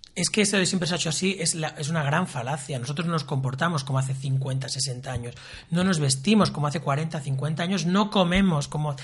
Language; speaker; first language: Spanish; native; Spanish